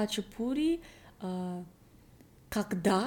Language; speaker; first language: Russian; non-native, learner; English